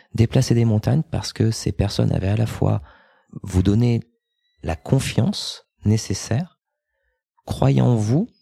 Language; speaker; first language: French; native; French